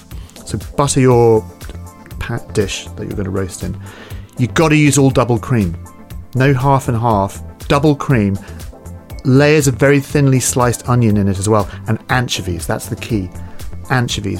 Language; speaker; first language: English; native; English